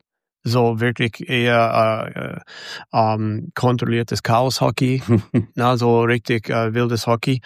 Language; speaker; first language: German; non-native, fluent; English